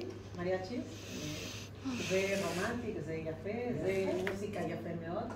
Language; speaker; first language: Hebrew; non-native, learner; Spanish